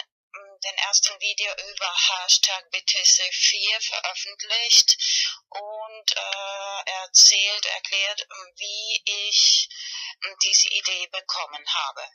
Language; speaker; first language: German; non-native, fluent; Spanish